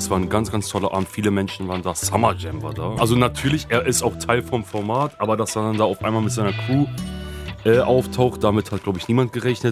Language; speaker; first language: German; early bilingual, other home language; Kurdish